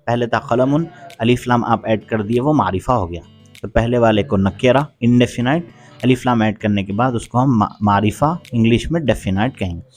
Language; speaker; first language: Urdu; native; Urdu